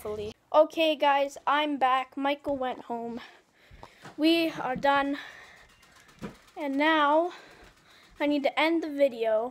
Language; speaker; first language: English; native; English